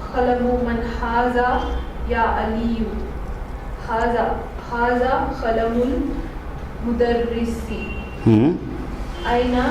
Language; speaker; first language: Arabic; non-native, learner; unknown